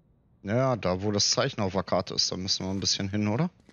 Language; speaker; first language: German; native; German